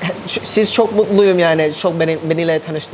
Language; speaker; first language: Turkish; non-native, learner; Thai